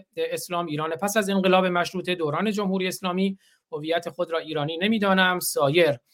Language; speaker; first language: Persian; non-native, local second language; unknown